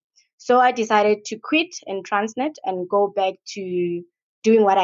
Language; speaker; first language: English; non-native, local second language; Tswana